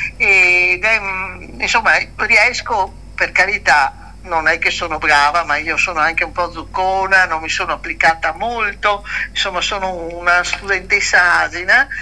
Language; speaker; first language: Italian; native; Italian